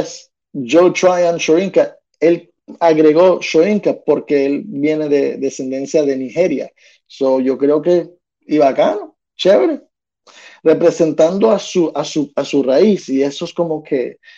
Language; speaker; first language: Spanish; early bilingual, heritage; Spanish